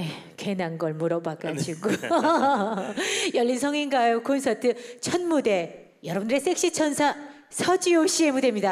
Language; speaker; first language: Korean; native; Korean